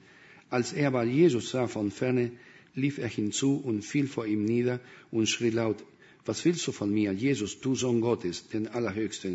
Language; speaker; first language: German; non-native, fluent; Spanish